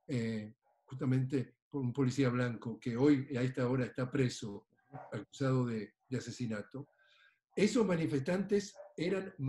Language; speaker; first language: Spanish; native; Spanish